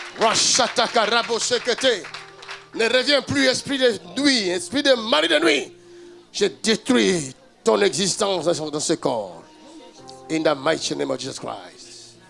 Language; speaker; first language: French; non-native, local second language; Lingala